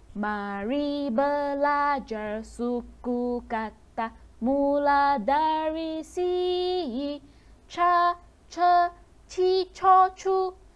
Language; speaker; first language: Malay; non-native, local second language; Chinese